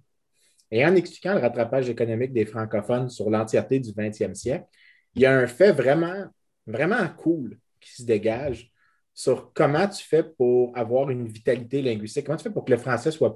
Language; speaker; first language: French; native; French